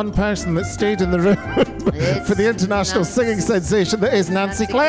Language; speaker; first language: English; native; English